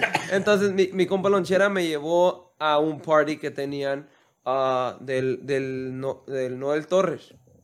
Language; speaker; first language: Spanish; early bilingual, heritage; Spanish